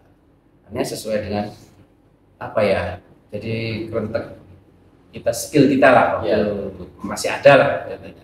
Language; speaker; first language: Indonesian; native; Indonesian